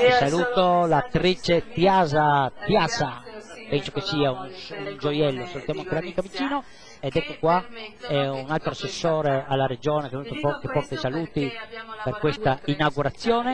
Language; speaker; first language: Italian; native; Italian